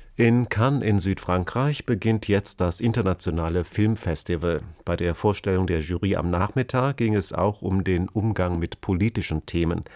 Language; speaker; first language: German; native; German